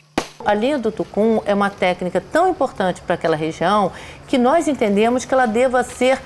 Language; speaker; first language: Portuguese; native; Portuguese